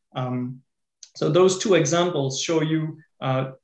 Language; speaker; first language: English; non-native, fluent; French